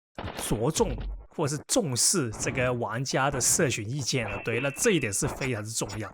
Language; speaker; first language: Chinese; non-native, local second language; Cantonese